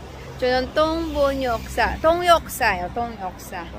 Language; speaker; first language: Korean; non-native, local second language; Filipino